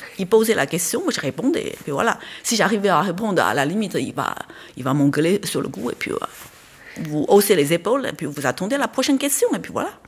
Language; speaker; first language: French; non-native, fluent; Chinese